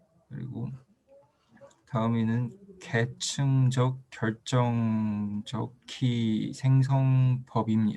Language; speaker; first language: Korean; non-native, fluent; Chinese